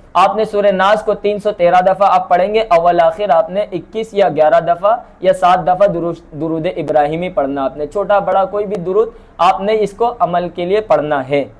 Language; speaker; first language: Urdu; non-native, local second language; Bangla